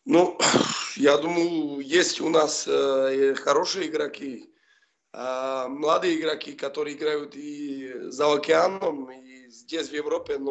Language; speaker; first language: Russian; non-native, fluent; Slovak